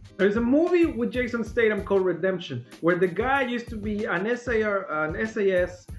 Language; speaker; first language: English; non-native, fluent; Spanish